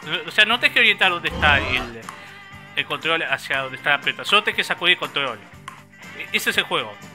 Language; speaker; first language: Spanish; native; Spanish